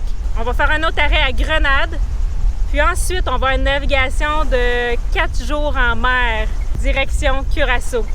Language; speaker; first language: French; native; French